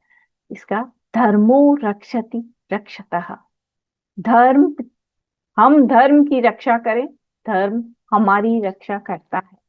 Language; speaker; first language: Hindi; native; Hindi